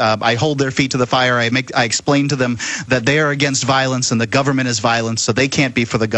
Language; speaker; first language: English; native; English